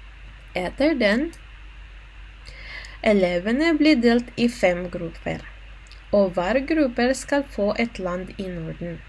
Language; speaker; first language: Norwegian; non-native, learner; Filipino